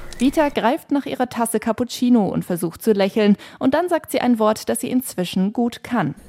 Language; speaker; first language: German; native; German